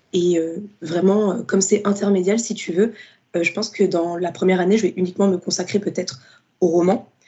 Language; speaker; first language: French; native; French